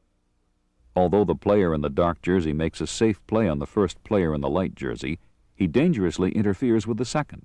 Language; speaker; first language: English; native; English